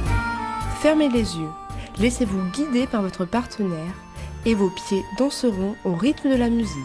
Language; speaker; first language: French; native; French